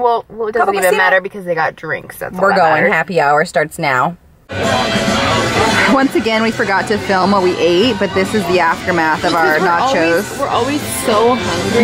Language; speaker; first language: English; native; English